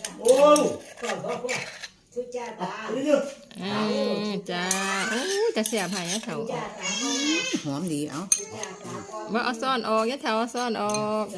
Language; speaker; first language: Thai; non-native, local second language; Northeastern Thai